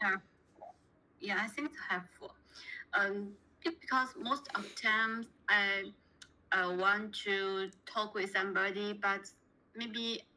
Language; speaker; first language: English; non-native, learner; Chinese